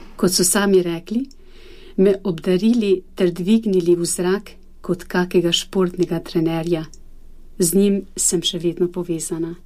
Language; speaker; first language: Slovenian; non-native, fluent; Albanian